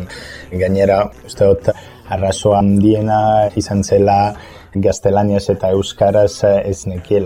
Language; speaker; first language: Basque; non-native, fluent; Italian